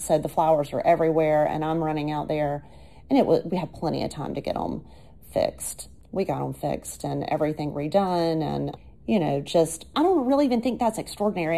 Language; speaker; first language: English; native; English